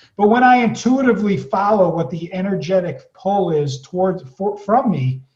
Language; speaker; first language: English; native; English